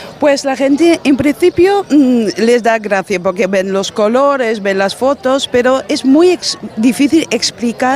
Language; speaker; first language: Spanish; non-native, fluent; Dutch